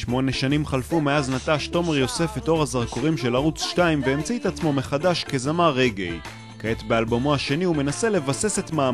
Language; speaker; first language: Hebrew; native; Hebrew